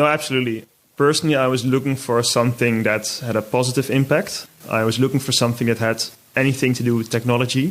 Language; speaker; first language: English; non-native, fluent; Dutch